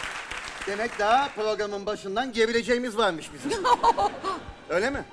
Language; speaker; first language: Turkish; native; Turkish